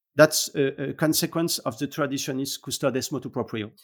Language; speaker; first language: English; non-native, learner; French